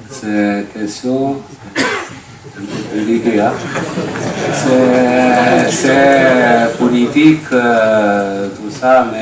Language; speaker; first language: French; non-native, learner; Chinese